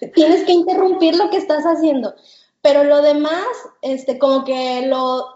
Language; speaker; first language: Spanish; native; Spanish